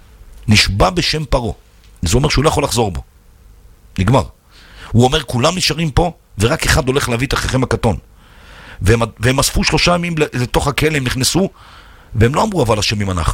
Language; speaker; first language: Hebrew; native; Hebrew